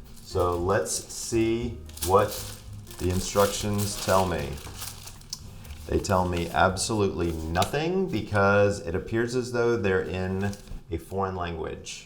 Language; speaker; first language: English; native; English